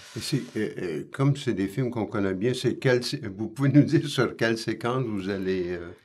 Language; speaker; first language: French; native; French